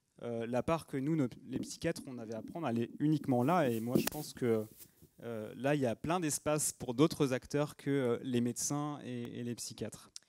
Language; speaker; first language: French; native; French